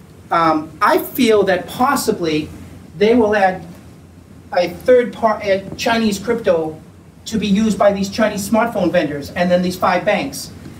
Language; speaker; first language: English; native; English